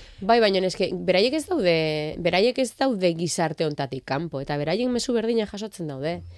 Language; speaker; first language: Basque; non-native, local second language; Spanish